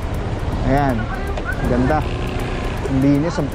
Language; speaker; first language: Filipino; native; Filipino